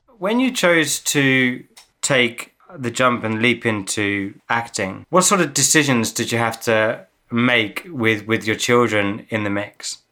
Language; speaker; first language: English; native; English